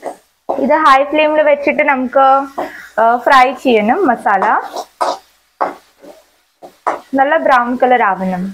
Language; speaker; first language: Malayalam; non-native, learner; Hindi